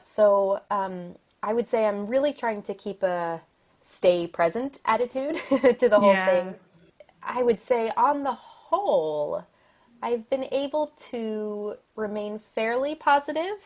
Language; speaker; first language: English; native; English